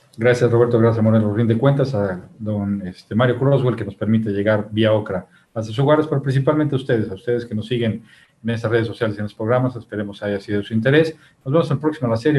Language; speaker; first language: Spanish; native; Spanish